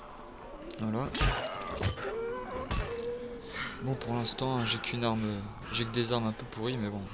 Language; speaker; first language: French; native; French